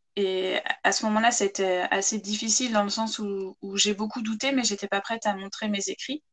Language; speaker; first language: French; native; French